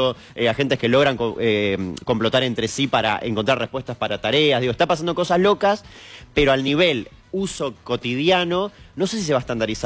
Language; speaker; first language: Spanish; native; Spanish